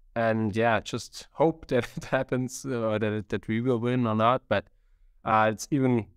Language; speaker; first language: English; non-native, fluent; German